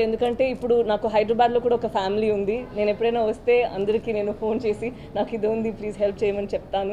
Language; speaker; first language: Telugu; non-native, learner; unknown